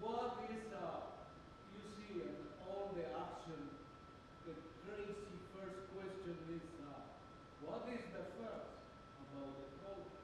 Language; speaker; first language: English; non-native, learner; Spanish